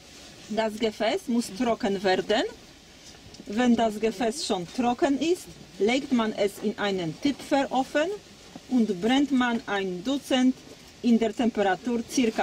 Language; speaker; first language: German; non-native, learner; Polish